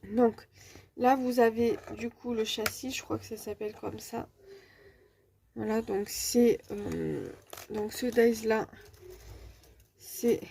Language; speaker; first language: French; native; French